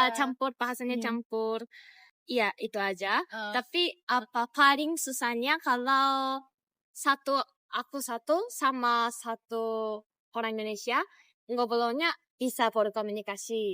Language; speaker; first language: Indonesian; non-native, fluent; Japanese